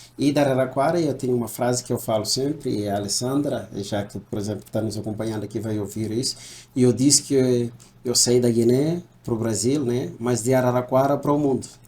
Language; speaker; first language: Portuguese; non-native, local second language; Upper Guinea Crioulo